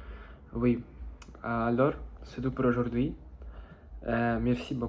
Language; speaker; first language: French; non-native, learner; Russian